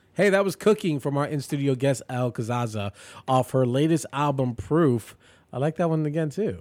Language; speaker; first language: English; native; English